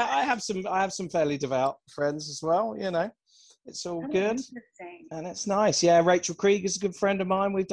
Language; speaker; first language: English; native; English